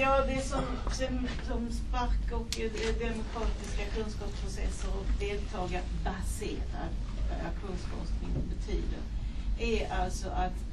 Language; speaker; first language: Swedish; native; Swedish